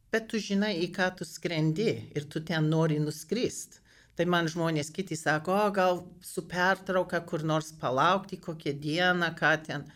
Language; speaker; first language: Lithuanian; early bilingual, heritage; Lithuanian